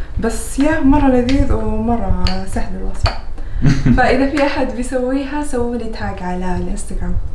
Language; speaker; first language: Arabic; native; Arabic